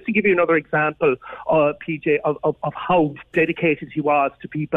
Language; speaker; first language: English; native; English